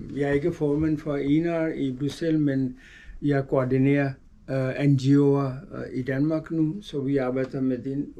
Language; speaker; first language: Danish; non-native, fluent; Urdu